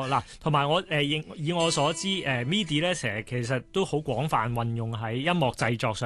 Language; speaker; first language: Cantonese; native; Cantonese